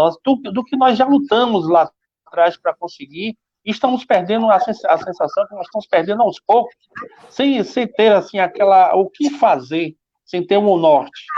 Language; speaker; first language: Portuguese; native; Portuguese